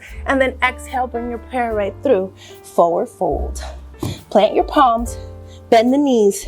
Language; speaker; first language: English; native; English